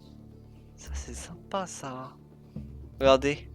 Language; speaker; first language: French; native; French